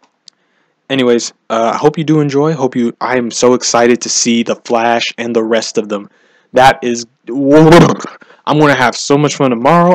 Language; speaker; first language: English; native; English